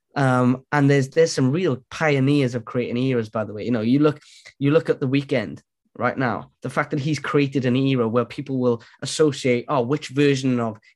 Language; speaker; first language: English; native; English